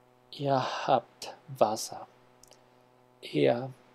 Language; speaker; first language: German; non-native, learner; Spanish